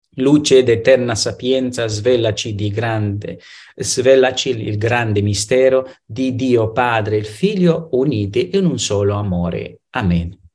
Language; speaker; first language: Italian; non-native, fluent; Spanish